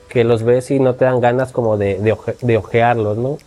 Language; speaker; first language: Spanish; native; Spanish